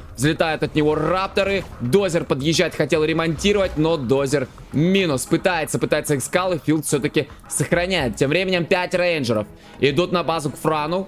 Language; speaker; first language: Russian; native; Russian